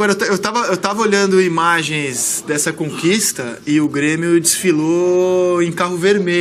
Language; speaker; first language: Portuguese; native; Portuguese